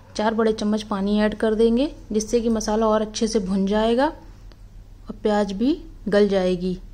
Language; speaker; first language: Hindi; native; Hindi